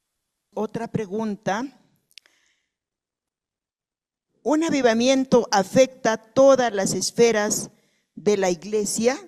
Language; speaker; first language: Spanish; native; Spanish